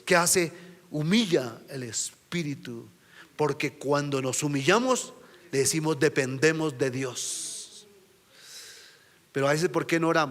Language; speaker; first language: Spanish; native; Spanish